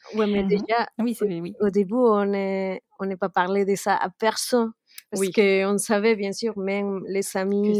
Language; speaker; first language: French; non-native, fluent; Spanish